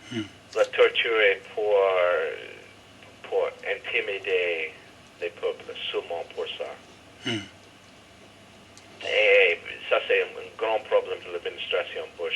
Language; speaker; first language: French; non-native, learner; English